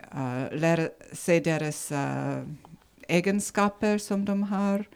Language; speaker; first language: Swedish; non-native, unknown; English